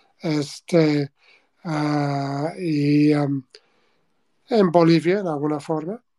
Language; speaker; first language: Spanish; non-native, fluent; English